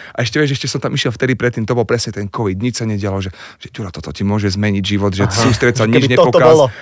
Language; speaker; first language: Slovak; native; Slovak